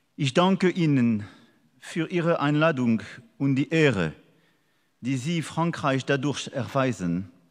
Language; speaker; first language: German; non-native, learner; French